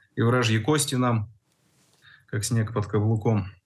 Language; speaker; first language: Russian; native; Russian